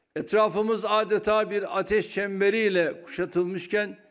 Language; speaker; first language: Turkish; native; Turkish